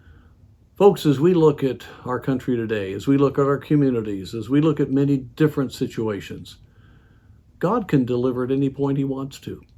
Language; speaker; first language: English; native; English